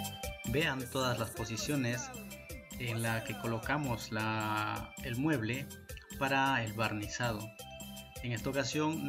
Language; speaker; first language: Spanish; native; Spanish